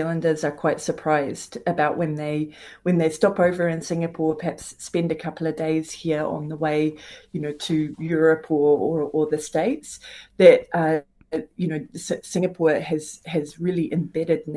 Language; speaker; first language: English; native; English